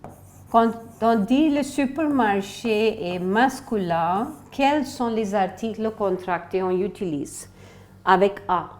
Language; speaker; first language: French; non-native, fluent; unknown